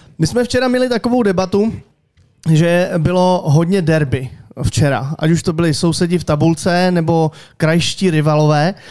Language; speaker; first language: Czech; native; Czech